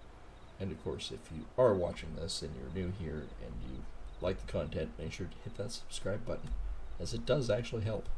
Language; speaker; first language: English; native; English